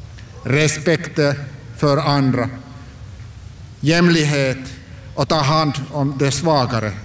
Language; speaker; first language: Swedish; non-native, local second language; Finnish